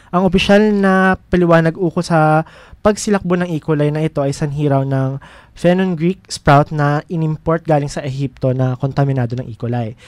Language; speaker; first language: Filipino; native; Filipino